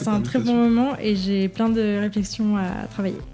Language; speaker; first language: French; native; French